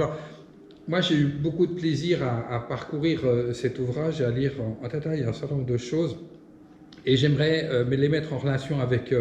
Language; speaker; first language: French; native; French